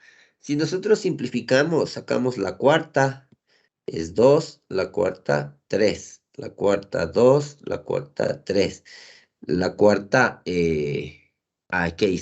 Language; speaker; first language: Spanish; native; Spanish